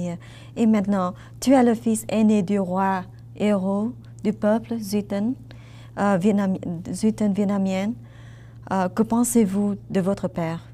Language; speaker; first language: French; non-native, learner; Vietnamese